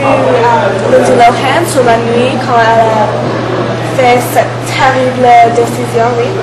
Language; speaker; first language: French; non-native, learner; English